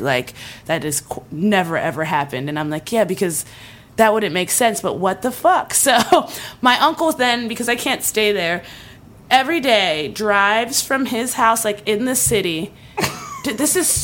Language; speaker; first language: English; native; English